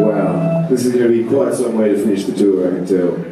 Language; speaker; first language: English; native; English